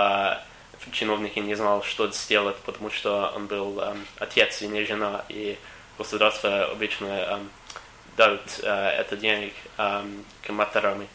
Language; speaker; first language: Russian; non-native, learner; English